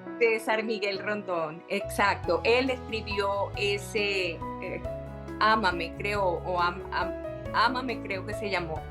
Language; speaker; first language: Spanish; native; Spanish